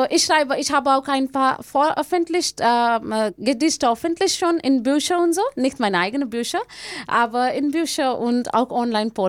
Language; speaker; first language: German; non-native, learner; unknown